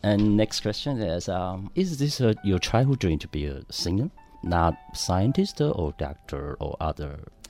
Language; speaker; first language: English; non-native, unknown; Chinese